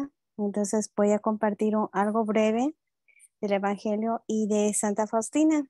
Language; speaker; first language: Spanish; native; Spanish